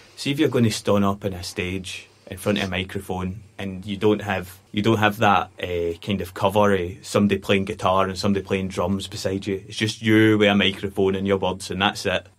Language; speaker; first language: English; native; English